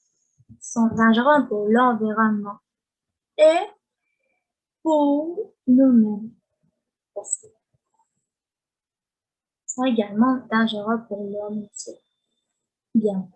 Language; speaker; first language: French; non-native, learner; Spanish